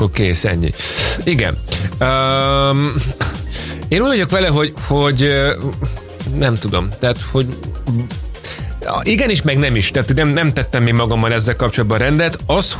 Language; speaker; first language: Hungarian; native; Hungarian